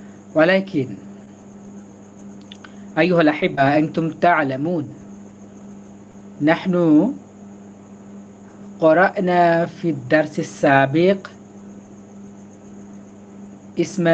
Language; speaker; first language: Arabic; non-native, fluent; Bangla